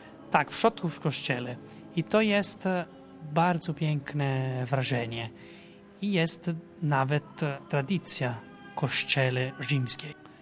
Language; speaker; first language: Polish; non-native, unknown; Italian